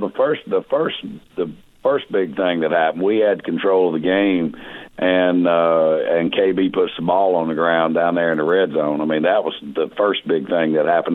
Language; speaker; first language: English; native; English